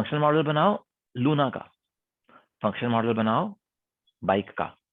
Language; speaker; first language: Hindi; native; Hindi